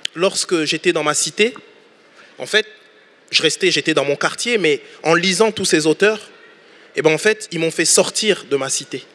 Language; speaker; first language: French; native; French